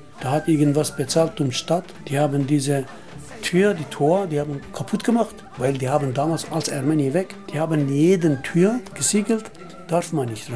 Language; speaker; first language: German; non-native, learner; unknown